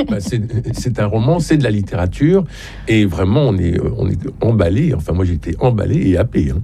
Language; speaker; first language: French; native; French